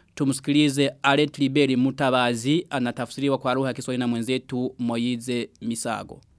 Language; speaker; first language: Swahili; non-native, local second language; Rundi